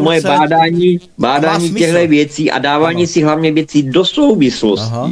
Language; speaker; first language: Czech; native; Czech